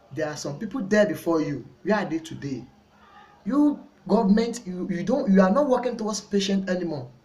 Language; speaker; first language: English; non-native, local second language; Yoruba